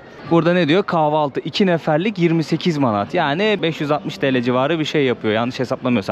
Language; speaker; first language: Turkish; native; Turkish